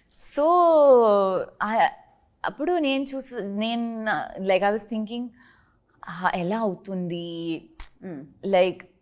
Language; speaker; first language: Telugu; non-native, learner; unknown